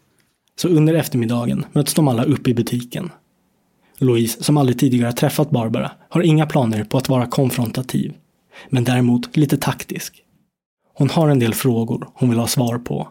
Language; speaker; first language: Swedish; native; Swedish